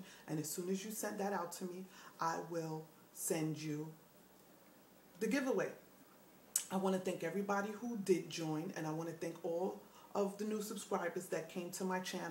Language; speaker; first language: English; native; English